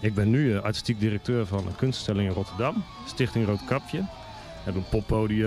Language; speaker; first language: Dutch; native; Dutch